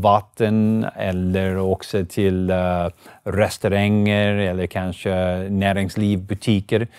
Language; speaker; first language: Swedish; non-native, learner; English